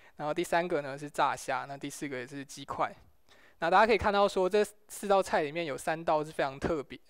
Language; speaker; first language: Chinese; native; Chinese